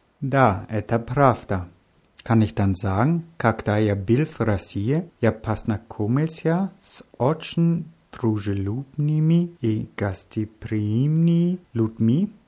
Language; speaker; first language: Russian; non-native, learner; German